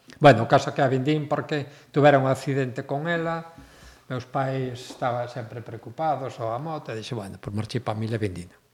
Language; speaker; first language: Galician; native; Galician